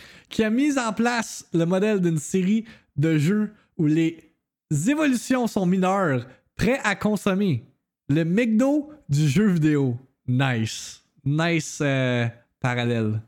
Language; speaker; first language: French; native; French